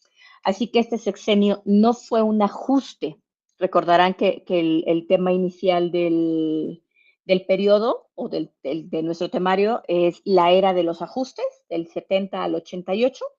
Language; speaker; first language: Spanish; native; Spanish